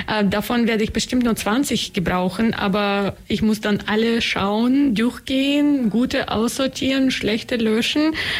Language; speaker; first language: German; non-native, fluent; Russian